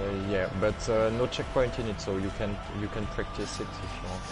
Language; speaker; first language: English; non-native, fluent; French